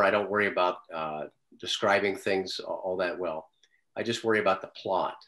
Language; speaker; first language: English; native; English